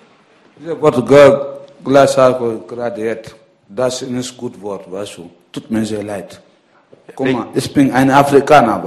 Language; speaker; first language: German; non-native, learner; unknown